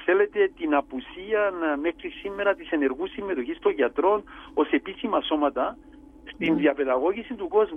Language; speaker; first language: Greek; native; Greek